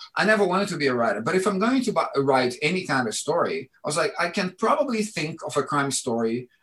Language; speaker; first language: English; non-native, fluent; Portuguese